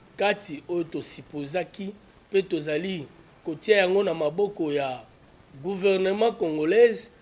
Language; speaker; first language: Lingala; native; Lingala